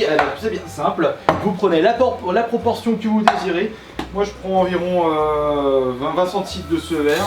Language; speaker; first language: French; native; French